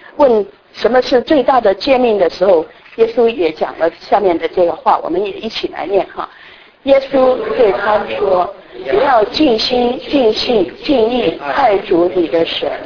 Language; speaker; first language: Chinese; non-native, local second language; Cantonese